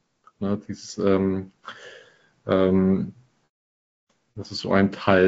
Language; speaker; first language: German; non-native, fluent; English